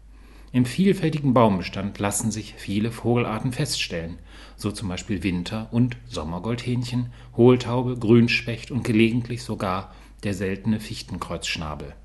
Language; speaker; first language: German; native; German